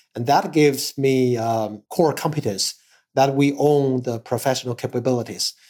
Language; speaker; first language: English; non-native, fluent; Chinese